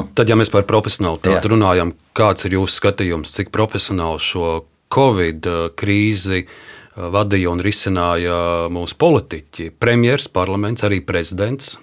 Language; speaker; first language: Latvian; native; Latvian